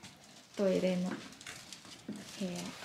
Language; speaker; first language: Japanese; non-native, learner; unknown